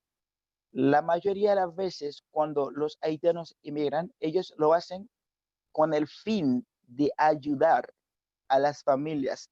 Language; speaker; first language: Spanish; non-native, fluent; Haitian Creole